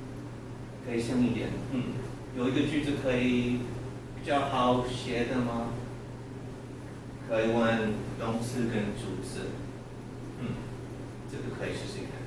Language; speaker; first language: Chinese; non-native, learner; English